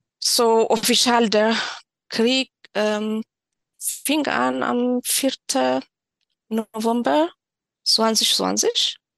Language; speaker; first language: German; non-native, learner; Tigrinya